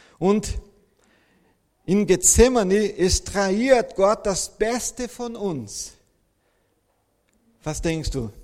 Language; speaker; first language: German; non-native, fluent; Portuguese